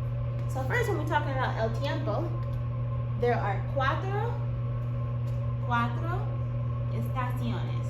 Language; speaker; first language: Spanish; non-native, fluent; English